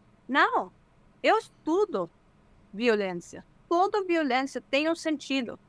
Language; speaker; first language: Portuguese; non-native, fluent; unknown